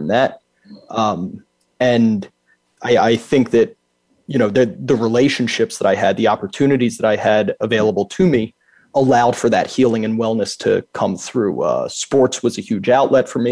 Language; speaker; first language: English; native; English